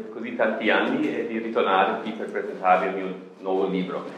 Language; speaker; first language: Italian; non-native, learner; German